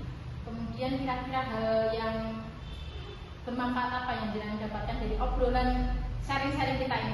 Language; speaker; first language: Indonesian; non-native, local second language; Javanese